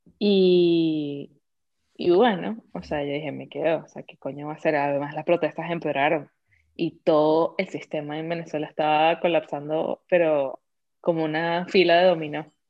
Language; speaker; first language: Spanish; native; Spanish